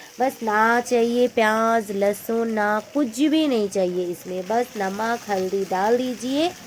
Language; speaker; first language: Hindi; non-native, local second language; Bangla